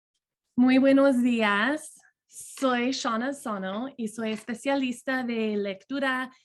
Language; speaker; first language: Spanish; non-native, fluent; English